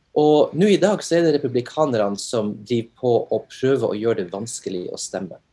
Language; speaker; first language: Norwegian; native; Norwegian